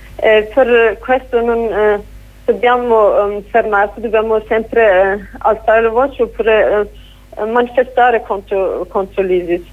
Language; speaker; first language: Italian; non-native, fluent; Kurdish